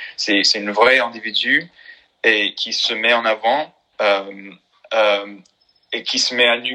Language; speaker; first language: French; non-native, fluent; English